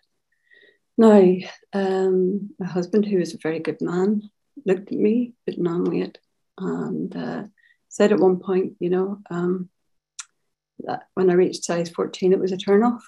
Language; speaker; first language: English; native; English